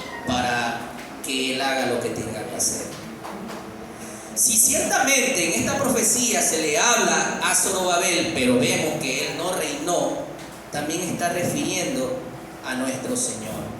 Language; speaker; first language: Spanish; native; Spanish